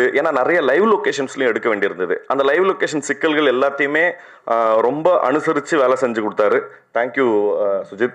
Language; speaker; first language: Tamil; native; Tamil